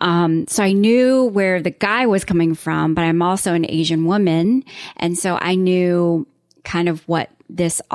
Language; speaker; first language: English; native; English